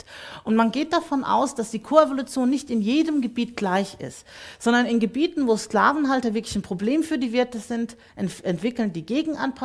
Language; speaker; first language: German; native; German